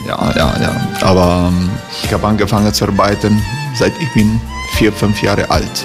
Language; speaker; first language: German; non-native, fluent; Croatian